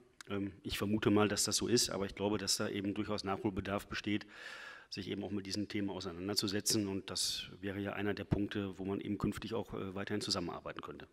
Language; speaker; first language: German; native; German